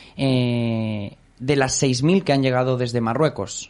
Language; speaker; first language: Spanish; non-native, local second language; Catalan